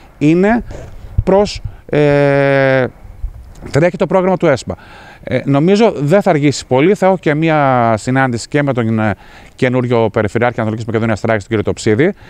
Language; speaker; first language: Greek; native; Greek